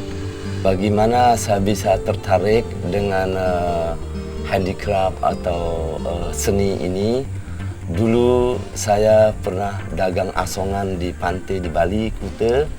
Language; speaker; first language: Indonesian; non-native, local second language; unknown